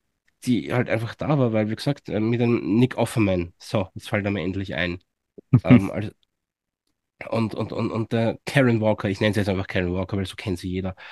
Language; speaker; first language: German; native; German